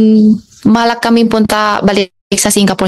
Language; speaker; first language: Filipino; non-native, learner; Chinese